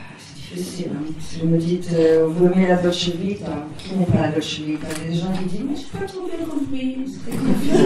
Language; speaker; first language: French; non-native, fluent; Italian